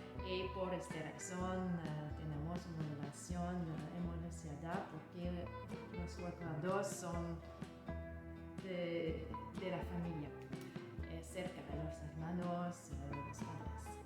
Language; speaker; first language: Spanish; non-native, learner; French